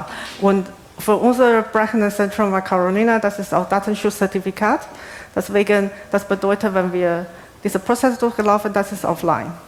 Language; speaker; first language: German; non-native, learner; Chinese